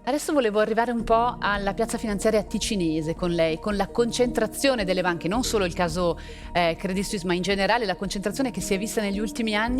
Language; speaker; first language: Italian; native; Italian